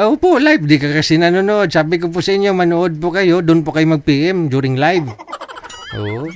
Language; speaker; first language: Filipino; native; Filipino